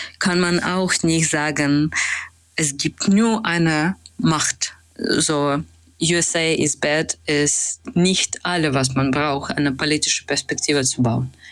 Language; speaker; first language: German; non-native, fluent; Russian